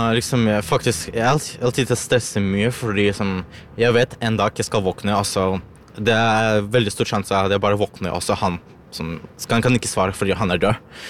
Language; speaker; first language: Norwegian; non-native, learner; Russian